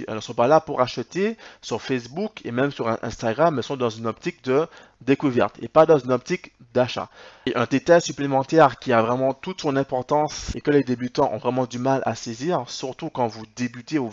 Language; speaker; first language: French; native; French